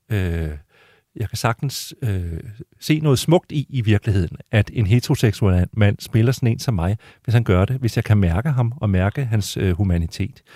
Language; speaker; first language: Danish; native; Danish